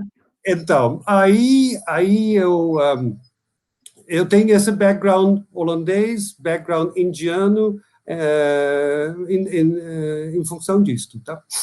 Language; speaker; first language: Portuguese; non-native, fluent; Dutch